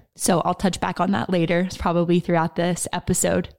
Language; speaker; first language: English; native; English